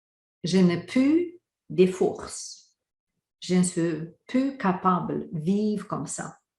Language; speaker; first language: French; non-native, fluent; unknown